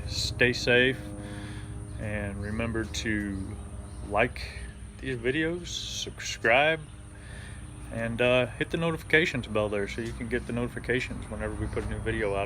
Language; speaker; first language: English; native; English